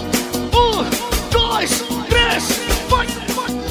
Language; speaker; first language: Portuguese; native; Portuguese